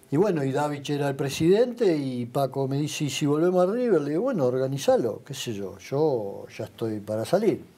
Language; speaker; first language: Spanish; native; Spanish